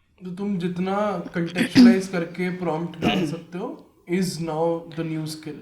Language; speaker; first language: Hindi; native; Hindi